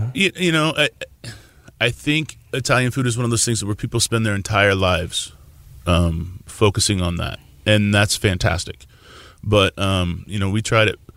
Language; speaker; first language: English; native; English